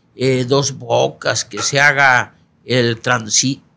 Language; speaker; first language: Spanish; native; Spanish